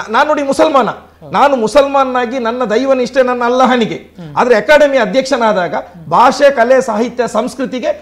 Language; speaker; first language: Kannada; non-native, local second language; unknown